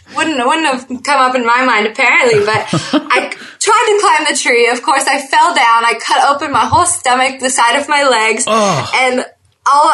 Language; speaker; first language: English; native; English